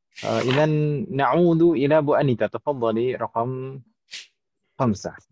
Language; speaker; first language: Arabic; non-native, fluent; Indonesian